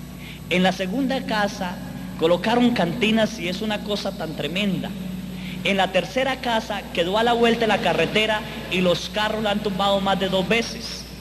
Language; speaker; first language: Spanish; native; Spanish